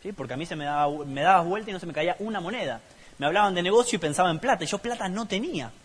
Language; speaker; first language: Spanish; native; Spanish